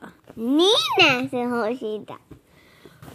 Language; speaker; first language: Chinese; early bilingual, heritage; Chinese